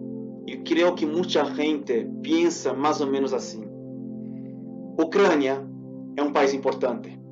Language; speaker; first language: Portuguese; non-native, fluent; Spanish